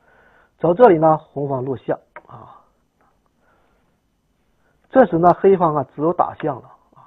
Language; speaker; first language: Chinese; native; Chinese